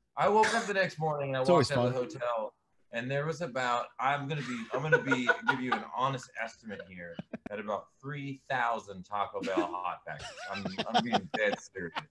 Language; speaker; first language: English; native; English